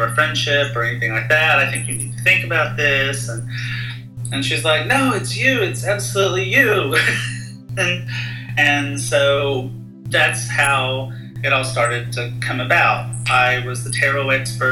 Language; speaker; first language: English; native; English